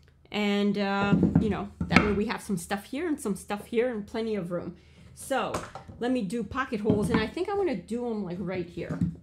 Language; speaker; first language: English; early bilingual, other home language; Portuguese